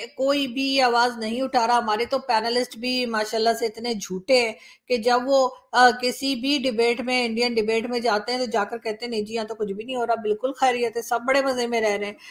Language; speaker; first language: Urdu; native; Urdu